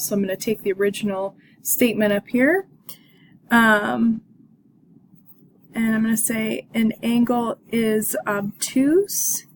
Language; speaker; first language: English; native; English